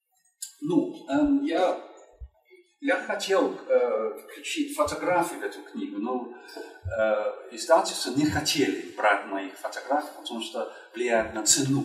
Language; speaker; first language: Russian; non-native, fluent; English